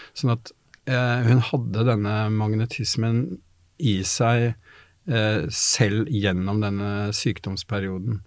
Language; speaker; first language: Norwegian; native; Norwegian